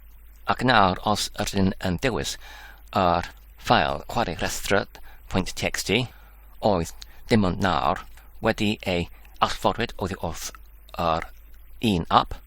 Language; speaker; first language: Welsh; non-native, learner; English